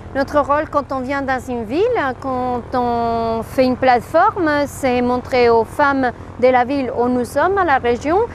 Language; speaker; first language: French; non-native, fluent; Spanish